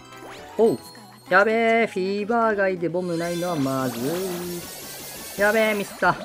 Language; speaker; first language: Japanese; native; Japanese